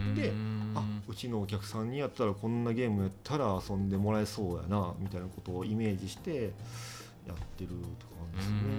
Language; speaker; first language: Japanese; native; Japanese